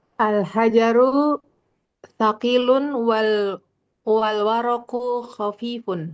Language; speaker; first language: Arabic; non-native, learner; Indonesian